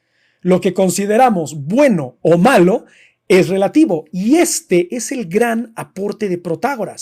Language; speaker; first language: Spanish; native; Spanish